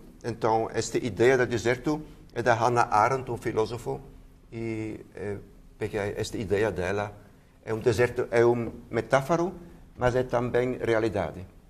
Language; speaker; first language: Portuguese; non-native, fluent; Dutch